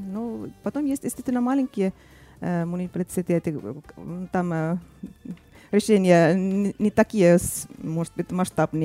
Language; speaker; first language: Russian; non-native, fluent; Finnish